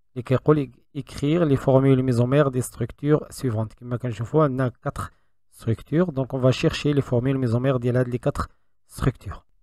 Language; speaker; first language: French; non-native, local second language; Arabic